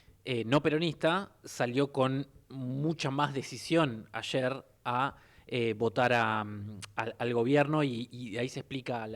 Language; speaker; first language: Spanish; native; Spanish